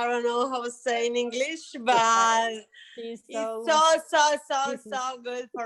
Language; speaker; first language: English; non-native, learner; Spanish